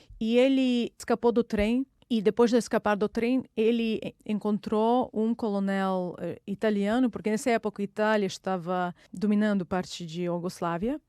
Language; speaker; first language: Portuguese; non-native, fluent; Russian